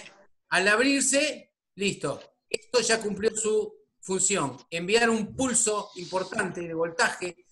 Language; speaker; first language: Spanish; native; Spanish